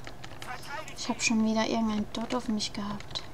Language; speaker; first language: German; native; German